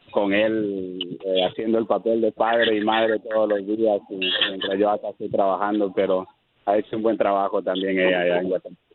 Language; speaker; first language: Spanish; native; Spanish